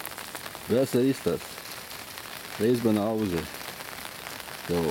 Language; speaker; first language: German; non-native, learner; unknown